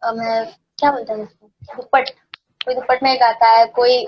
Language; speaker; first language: Hindi; non-native, local second language; Marathi